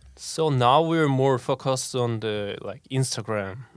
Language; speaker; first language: English; non-native, fluent; Korean